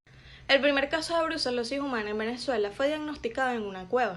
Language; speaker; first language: Spanish; native; Spanish